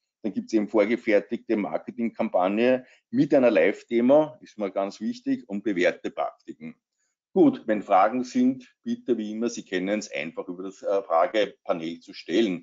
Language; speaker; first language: German; native; German